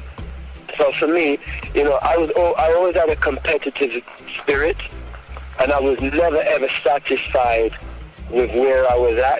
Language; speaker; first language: English; native; English